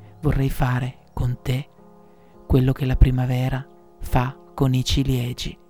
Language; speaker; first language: Italian; native; Italian